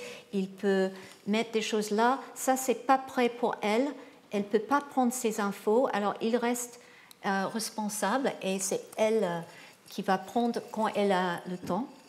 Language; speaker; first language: French; non-native, fluent; English